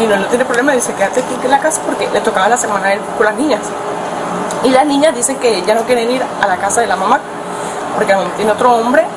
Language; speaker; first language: Spanish; native; Spanish